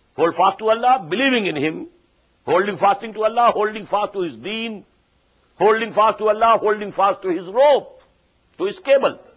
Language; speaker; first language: English; non-native, local second language; Urdu